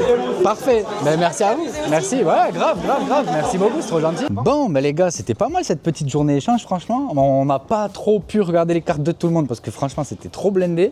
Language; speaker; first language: French; native; French